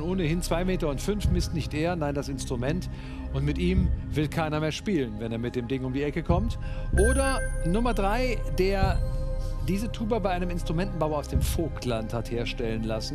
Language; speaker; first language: German; native; German